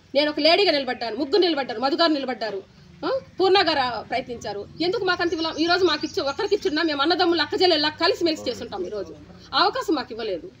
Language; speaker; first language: Telugu; native; Telugu